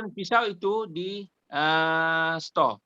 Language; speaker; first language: Indonesian; non-native, local second language; Malay